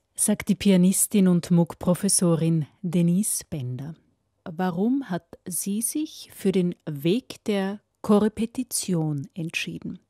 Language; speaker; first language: German; native; German